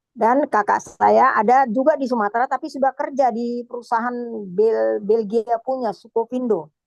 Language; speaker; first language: Indonesian; native; Indonesian